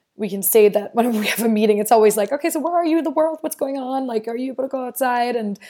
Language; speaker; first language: English; non-native, fluent; Danish